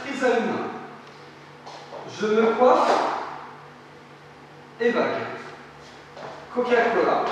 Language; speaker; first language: French; native; French